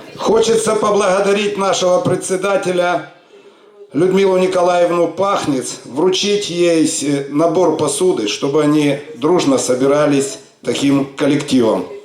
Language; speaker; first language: Russian; native; Russian